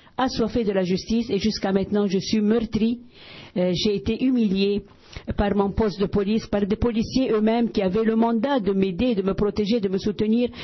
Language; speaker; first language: French; non-native, local second language; Arabic